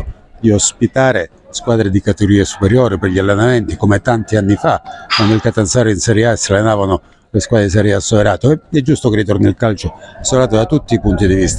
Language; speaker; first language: Italian; native; Italian